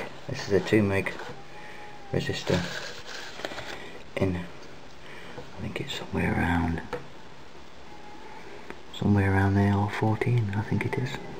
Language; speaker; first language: English; native; English